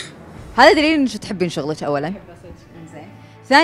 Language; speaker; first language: Arabic; native; Arabic